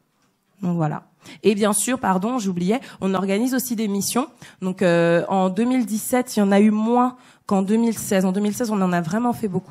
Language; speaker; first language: French; native; French